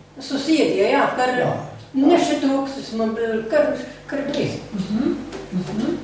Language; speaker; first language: Slovenian; native; Slovenian